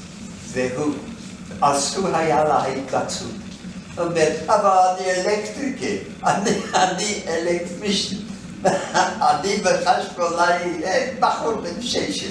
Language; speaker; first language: Hebrew; non-native, fluent; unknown